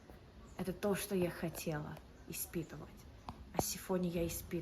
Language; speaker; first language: Russian; non-native, fluent; English